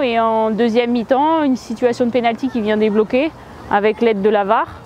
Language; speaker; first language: French; native; French